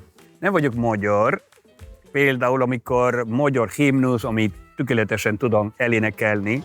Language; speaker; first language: Hungarian; non-native, fluent; Spanish